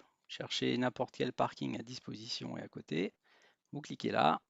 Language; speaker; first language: French; native; French